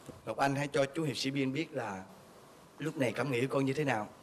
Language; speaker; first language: Vietnamese; native; Vietnamese